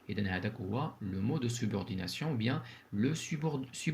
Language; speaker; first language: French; non-native, local second language; Arabic